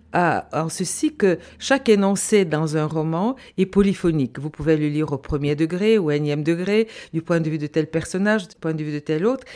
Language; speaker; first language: French; non-native, fluent; Bulgarian